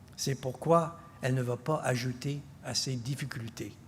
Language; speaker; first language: French; non-native, fluent; English